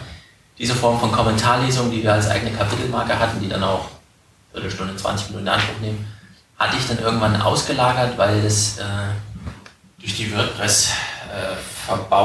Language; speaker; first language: German; native; German